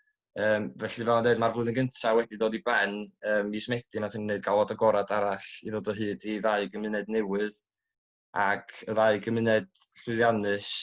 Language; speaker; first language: Welsh; native; Welsh